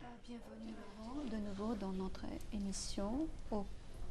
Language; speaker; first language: French; non-native, fluent; Macedonian